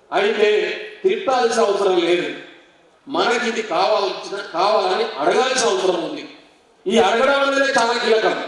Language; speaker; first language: Telugu; non-native, local second language; Lambadi